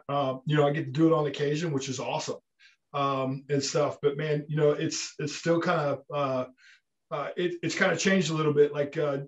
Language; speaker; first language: English; native; English